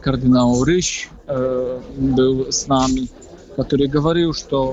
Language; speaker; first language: Russian; non-native, fluent; Polish